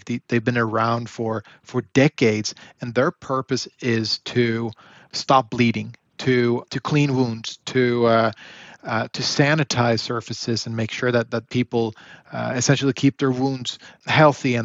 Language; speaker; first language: English; native; English